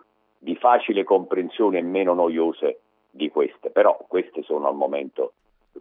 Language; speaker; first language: Italian; native; Italian